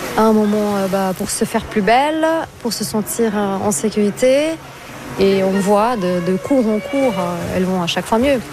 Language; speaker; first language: French; non-native, fluent; Portuguese